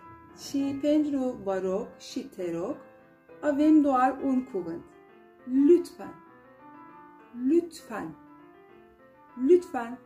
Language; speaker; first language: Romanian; non-native, fluent; Turkish